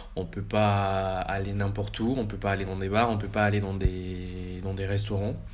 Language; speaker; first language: French; early bilingual, heritage; Spanish